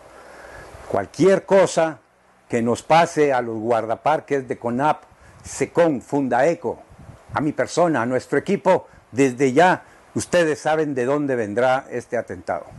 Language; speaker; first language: Spanish; native; Spanish